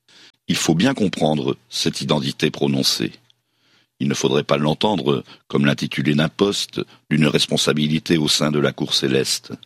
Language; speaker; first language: French; native; French